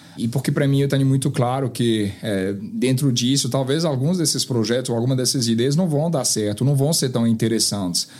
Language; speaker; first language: Portuguese; non-native, fluent; French